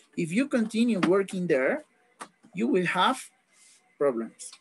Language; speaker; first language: English; non-native, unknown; Spanish